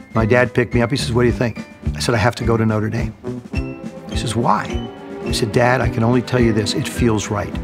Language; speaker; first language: English; native; English